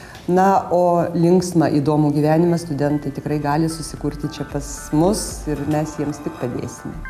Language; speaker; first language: Lithuanian; native; Lithuanian